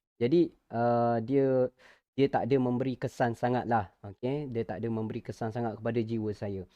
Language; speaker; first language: Malay; native; Malay